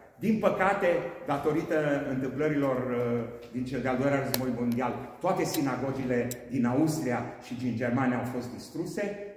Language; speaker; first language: Romanian; non-native, local second language; Hungarian